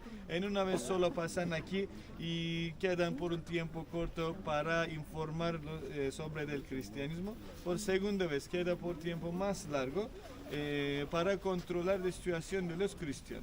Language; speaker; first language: Spanish; non-native, fluent; Turkish